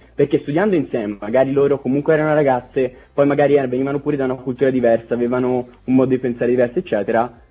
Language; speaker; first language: Italian; native; Italian